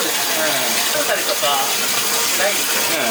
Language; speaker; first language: Japanese; native; Japanese